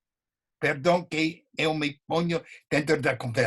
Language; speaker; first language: Portuguese; non-native, fluent; English